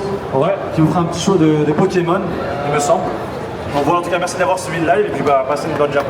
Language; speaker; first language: French; native; French